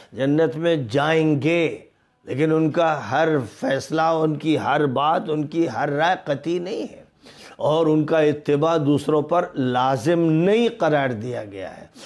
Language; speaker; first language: Urdu; native; Urdu